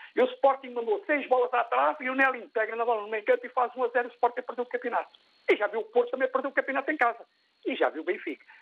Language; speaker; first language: Portuguese; native; Portuguese